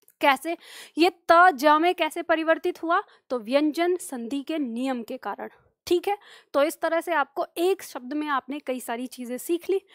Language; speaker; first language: Hindi; native; Hindi